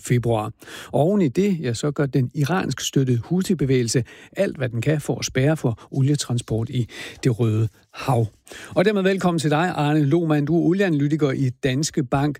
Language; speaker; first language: Danish; native; Danish